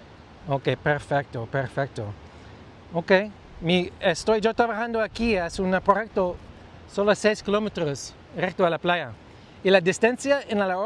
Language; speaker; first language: Spanish; non-native, learner; English